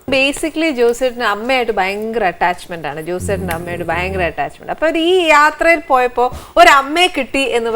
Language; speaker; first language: Malayalam; native; Malayalam